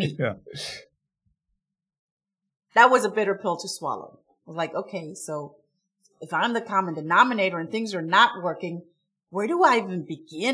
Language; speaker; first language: English; non-native, fluent; German